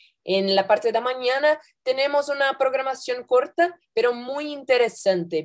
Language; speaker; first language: Spanish; non-native, fluent; Portuguese